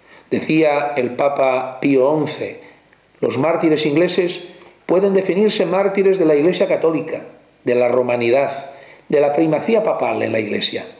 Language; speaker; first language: Spanish; native; Spanish